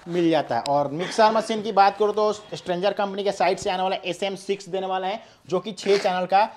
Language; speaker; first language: Hindi; native; Hindi